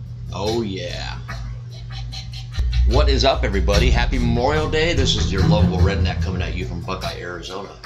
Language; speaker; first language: English; native; English